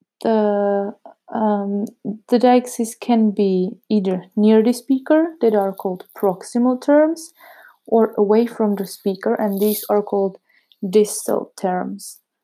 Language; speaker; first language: English; non-native, fluent; Czech